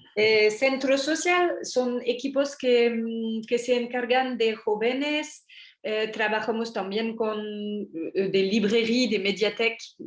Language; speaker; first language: Spanish; non-native, learner; French